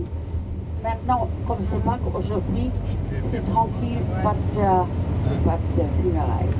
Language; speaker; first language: French; non-native, fluent; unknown